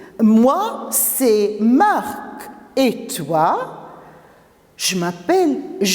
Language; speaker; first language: French; non-native, fluent; Maltese